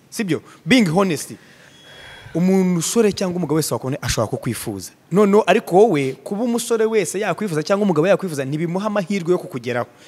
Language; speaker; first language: Kinyarwanda; native; Kinyarwanda